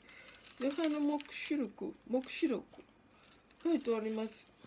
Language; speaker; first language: Japanese; non-native, learner; Ganda